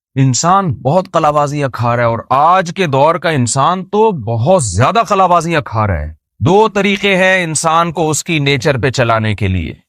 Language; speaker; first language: Urdu; native; Urdu